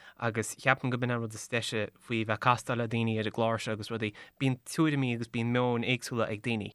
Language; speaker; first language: Irish; native; Irish